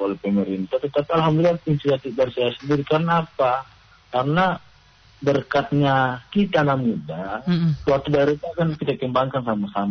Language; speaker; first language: Indonesian; native; Indonesian